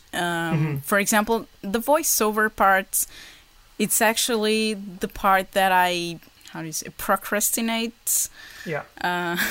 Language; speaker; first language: English; non-native, fluent; Portuguese